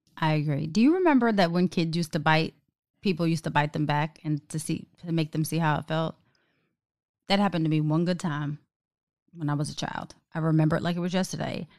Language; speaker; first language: English; native; English